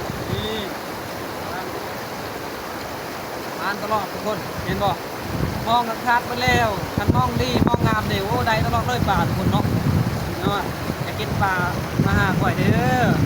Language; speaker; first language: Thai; non-native, local second language; Northeastern Thai